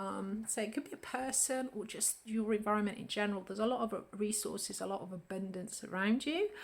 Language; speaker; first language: English; native; English